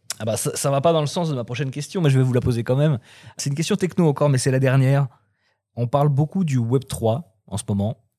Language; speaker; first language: French; native; French